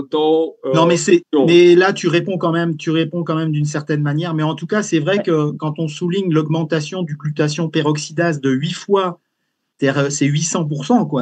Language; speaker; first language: French; native; French